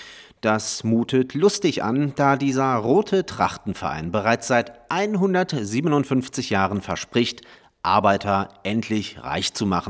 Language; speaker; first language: German; native; German